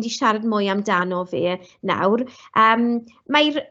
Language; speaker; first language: Welsh; non-native, local second language; English